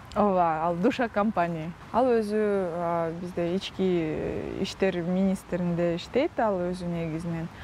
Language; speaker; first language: Kyrgyz; non-native, local second language; Russian